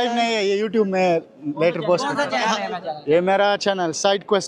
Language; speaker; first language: Hindi; early bilingual, heritage; English